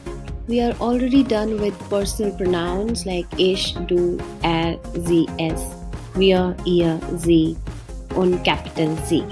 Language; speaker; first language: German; non-native, fluent; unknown